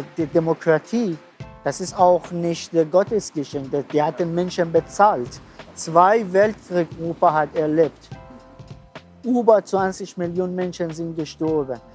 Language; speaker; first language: German; non-native, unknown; Persian